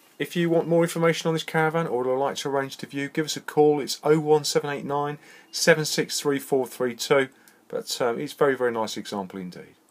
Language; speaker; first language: English; native; English